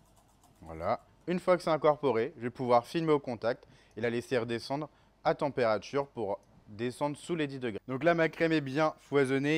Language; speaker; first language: French; native; French